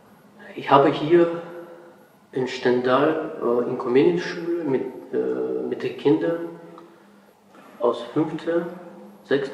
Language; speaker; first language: German; non-native, fluent; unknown